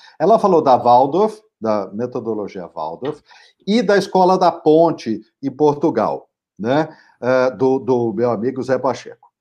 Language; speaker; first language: Portuguese; native; Portuguese